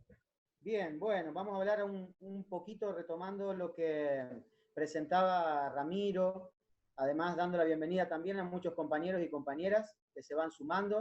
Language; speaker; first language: Spanish; native; Spanish